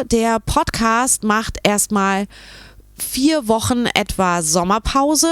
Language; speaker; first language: German; native; German